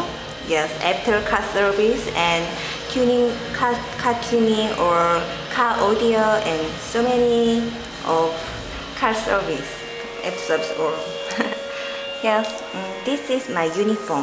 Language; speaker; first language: English; non-native, learner; Korean